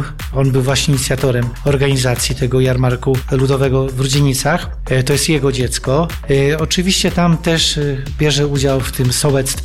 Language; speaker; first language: Polish; native; Polish